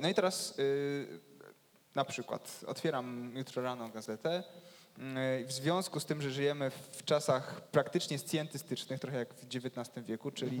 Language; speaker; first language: Polish; native; Polish